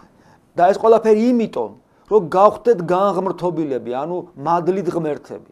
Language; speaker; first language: Georgian; native; Georgian